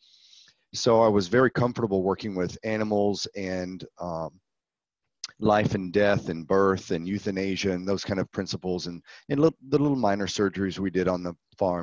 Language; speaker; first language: English; native; English